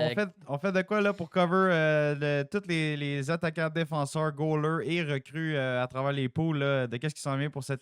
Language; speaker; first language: French; native; French